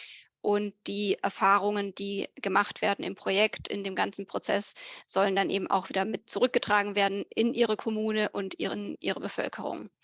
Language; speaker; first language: German; native; German